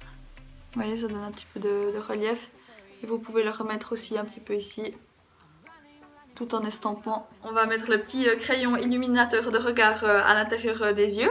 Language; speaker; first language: French; native; French